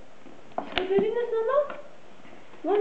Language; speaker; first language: Greek; non-native, learner; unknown